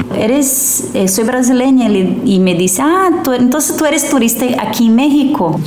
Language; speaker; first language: Spanish; early bilingual, other home language; Portuguese